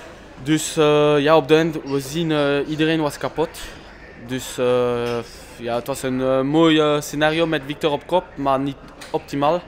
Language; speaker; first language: Dutch; non-native, local second language; French